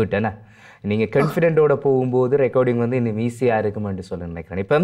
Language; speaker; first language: Tamil; native; Tamil